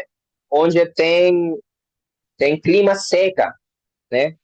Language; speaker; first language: Portuguese; non-native, learner; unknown